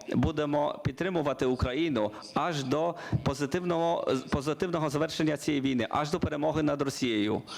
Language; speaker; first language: Ukrainian; non-native, learner; Polish